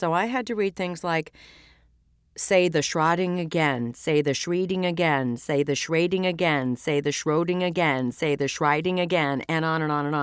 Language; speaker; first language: English; native; English